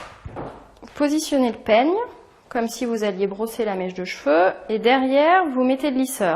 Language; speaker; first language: French; native; French